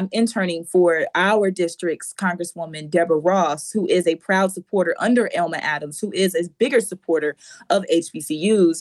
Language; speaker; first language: English; native; English